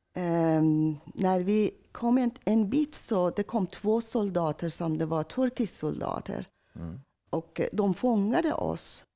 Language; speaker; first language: Swedish; non-native, fluent; Persian